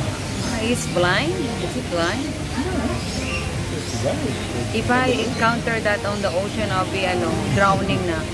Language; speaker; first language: English; non-native, local second language; Filipino